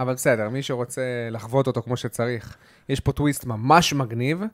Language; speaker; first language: Hebrew; native; Hebrew